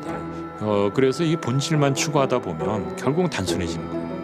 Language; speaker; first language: Korean; native; Korean